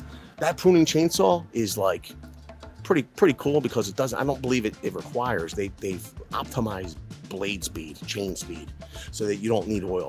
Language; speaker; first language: English; native; English